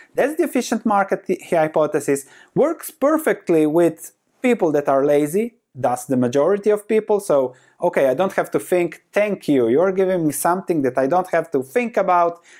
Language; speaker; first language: English; non-native, fluent; Croatian